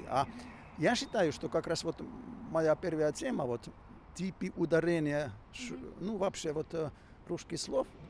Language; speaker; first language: Russian; non-native, fluent; Finnish